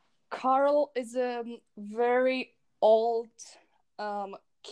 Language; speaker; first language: English; non-native, learner; Czech